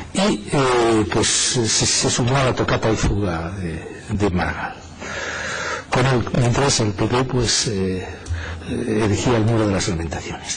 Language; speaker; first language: Spanish; native; Spanish